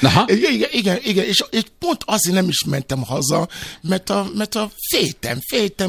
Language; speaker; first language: Hungarian; non-native, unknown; Yoruba